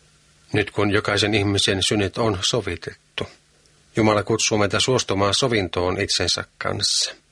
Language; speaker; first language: Finnish; native; Finnish